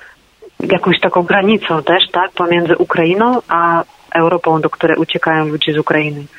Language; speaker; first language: Polish; non-native, fluent; Ukrainian